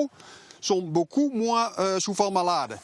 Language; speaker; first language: French; non-native, learner; Dutch